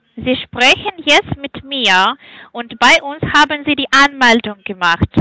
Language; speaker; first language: German; non-native, learner; Hungarian